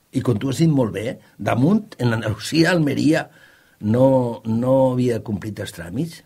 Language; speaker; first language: Catalan; native; Catalan